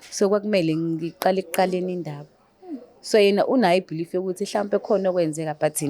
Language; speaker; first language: Zulu; native; Zulu